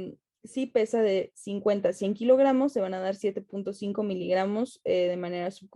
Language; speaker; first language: Spanish; native; Spanish